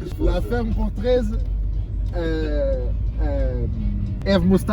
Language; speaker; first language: French; non-native, learner; Portuguese